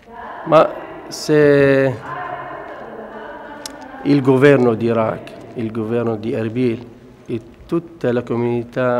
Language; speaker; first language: Italian; non-native, fluent; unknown